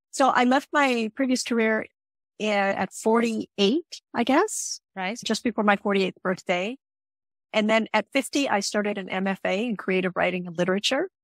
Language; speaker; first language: English; native; English